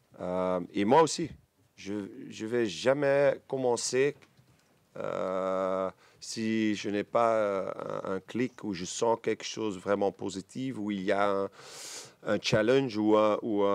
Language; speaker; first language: French; non-native, learner; Dutch